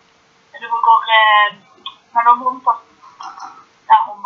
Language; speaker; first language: Norwegian; native; Norwegian